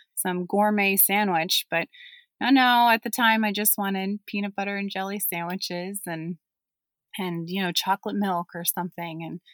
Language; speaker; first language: English; early bilingual, other home language; German